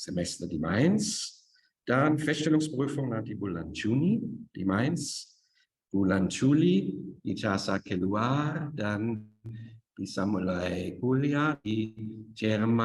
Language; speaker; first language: Indonesian; non-native, fluent; German